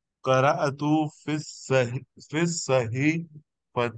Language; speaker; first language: Arabic; non-native, learner; Urdu